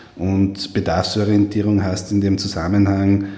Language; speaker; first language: German; native; German